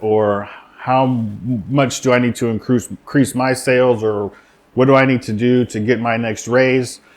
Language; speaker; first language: English; native; English